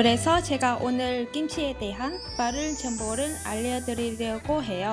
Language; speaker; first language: Korean; non-native, fluent; Vietnamese